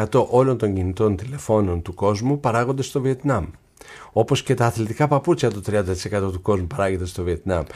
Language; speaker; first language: Greek; native; Greek